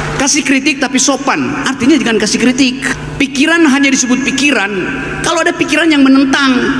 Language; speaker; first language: Indonesian; native; Indonesian